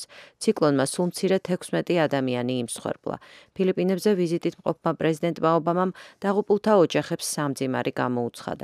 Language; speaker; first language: Georgian; native; Georgian